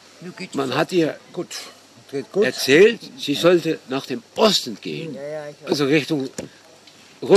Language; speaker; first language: German; non-native, fluent; Dutch